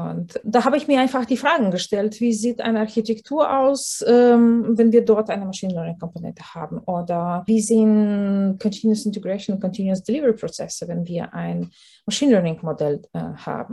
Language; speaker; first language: German; non-native, fluent; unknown